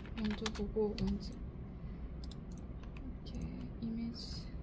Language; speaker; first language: Korean; non-native, learner; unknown